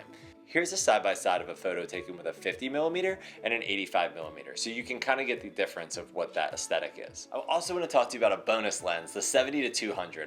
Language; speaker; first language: English; native; English